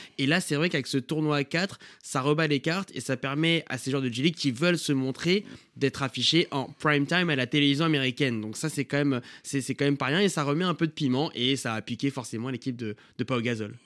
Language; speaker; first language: French; native; French